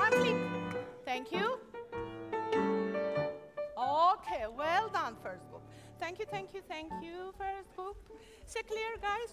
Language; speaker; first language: English; non-native, learner; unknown